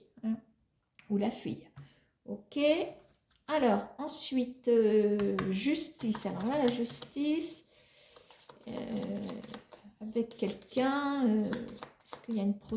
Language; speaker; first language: French; native; French